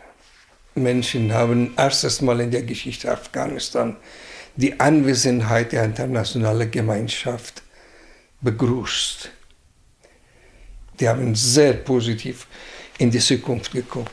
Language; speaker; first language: German; non-native, fluent; Persian